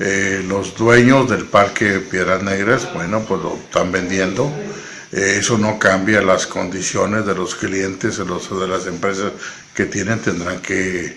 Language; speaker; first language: Spanish; native; Spanish